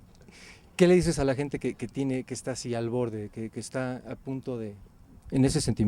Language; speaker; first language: Spanish; native; Spanish